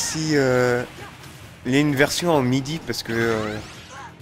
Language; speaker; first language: French; native; French